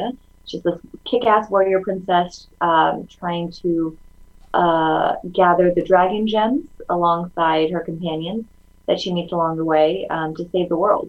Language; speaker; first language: English; early bilingual, other home language; Chinese